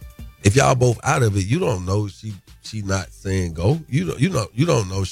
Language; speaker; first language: English; native; English